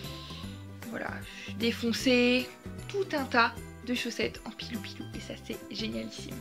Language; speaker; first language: French; native; French